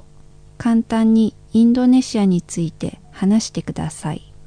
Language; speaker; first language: Japanese; non-native, fluent; Indonesian